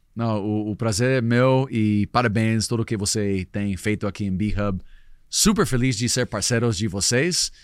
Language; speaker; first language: Portuguese; non-native, fluent; English